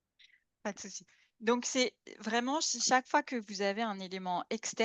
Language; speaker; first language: French; native; French